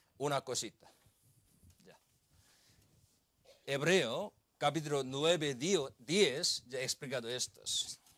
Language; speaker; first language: Spanish; non-native, learner; Korean